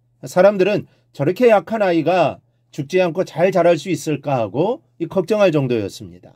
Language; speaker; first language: Korean; native; Korean